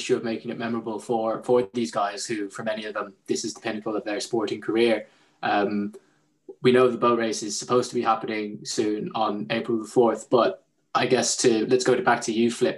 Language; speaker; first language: English; native; English